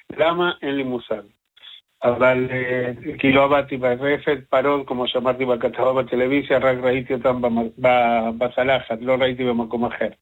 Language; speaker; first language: Hebrew; non-native, fluent; Spanish